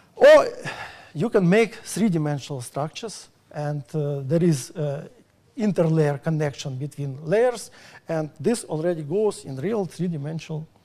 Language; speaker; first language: English; non-native, fluent; Russian